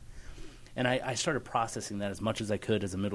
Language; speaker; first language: English; native; English